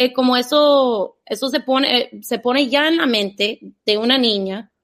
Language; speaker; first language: Spanish; non-native, fluent; English